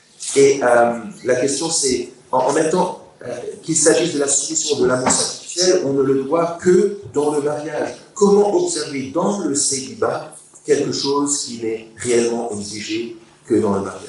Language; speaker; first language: French; native; French